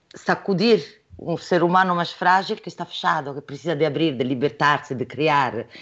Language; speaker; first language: Portuguese; non-native, fluent; Italian